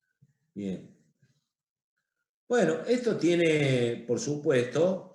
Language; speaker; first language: Spanish; native; Spanish